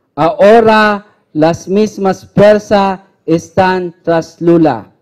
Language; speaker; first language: Spanish; non-native, learner; Filipino